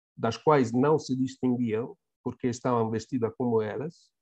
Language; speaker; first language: Portuguese; non-native, fluent; Italian